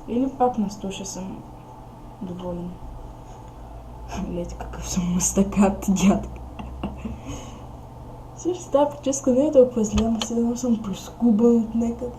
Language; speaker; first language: Bulgarian; native; Bulgarian